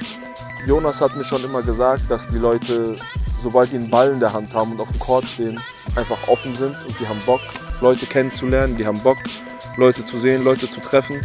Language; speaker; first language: German; native; German